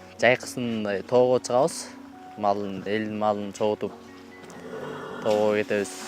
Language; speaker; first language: Kyrgyz; non-native, local second language; Russian